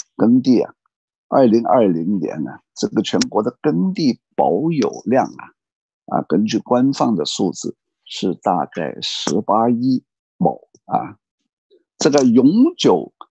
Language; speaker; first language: Chinese; native; Chinese